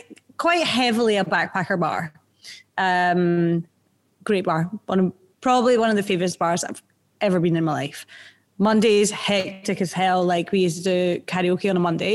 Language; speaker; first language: English; native; English